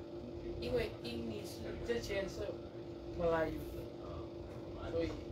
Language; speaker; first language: Chinese; non-native, learner; Indonesian